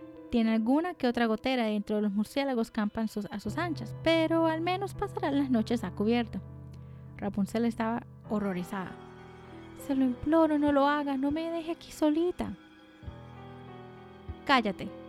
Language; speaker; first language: Spanish; native; Spanish